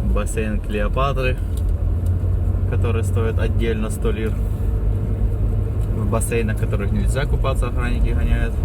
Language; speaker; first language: Russian; native; Russian